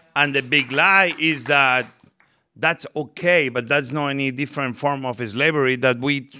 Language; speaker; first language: English; non-native, fluent; Spanish